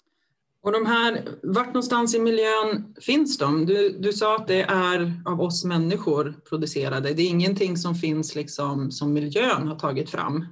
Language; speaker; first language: Swedish; native; Swedish